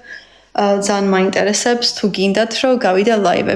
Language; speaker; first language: Georgian; early bilingual, heritage; Georgian